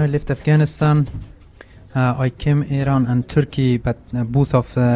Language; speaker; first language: English; non-native, learner; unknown